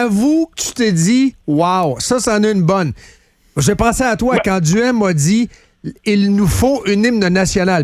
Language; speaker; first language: French; native; French